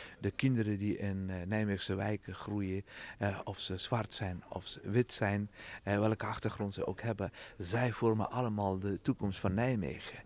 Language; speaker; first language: Dutch; non-native, fluent; Persian